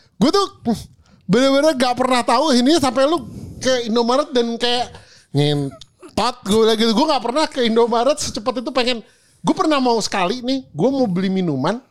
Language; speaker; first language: Indonesian; native; Indonesian